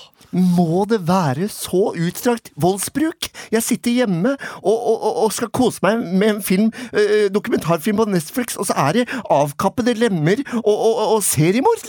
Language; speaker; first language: Norwegian; native; Norwegian